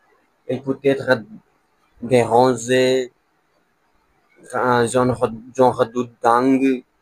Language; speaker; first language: French; non-native, learner; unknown